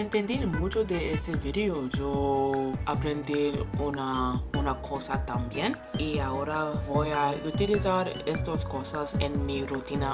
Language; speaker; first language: Spanish; non-native, learner; English